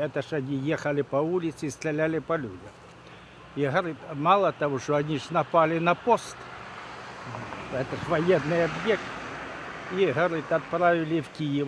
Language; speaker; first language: Russian; native; Russian